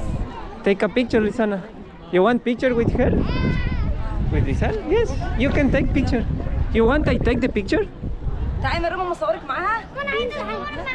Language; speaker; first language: English; non-native, learner; Spanish